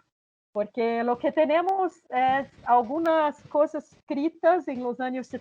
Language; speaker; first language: Spanish; non-native, fluent; Portuguese